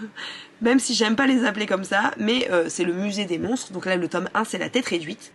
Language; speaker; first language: French; native; French